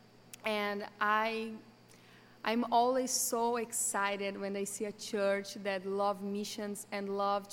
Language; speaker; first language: English; non-native, fluent; Portuguese